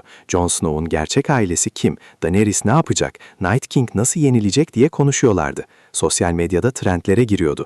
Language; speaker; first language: Turkish; native; Turkish